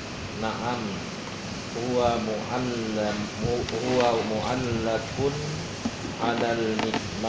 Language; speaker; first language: Arabic; non-native, learner; Indonesian